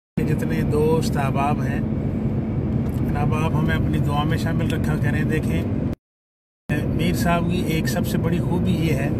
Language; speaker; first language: Urdu; native; Urdu